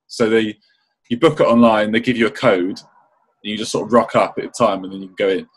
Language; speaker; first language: English; native; English